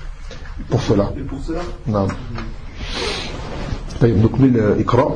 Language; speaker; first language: Arabic; non-native, fluent; French